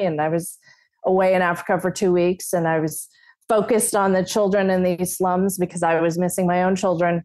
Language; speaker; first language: English; native; English